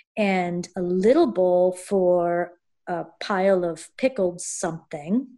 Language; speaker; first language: English; native; English